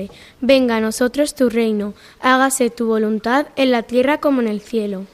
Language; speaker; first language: Spanish; native; Spanish